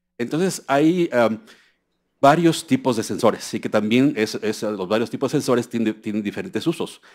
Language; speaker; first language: Spanish; native; Spanish